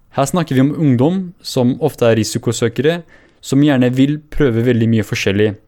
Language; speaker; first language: Norwegian; early bilingual, other home language; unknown